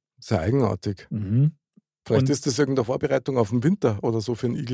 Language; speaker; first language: German; native; German